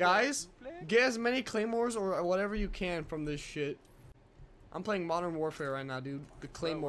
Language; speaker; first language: English; native; English